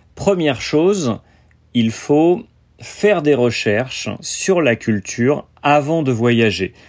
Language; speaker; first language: French; native; French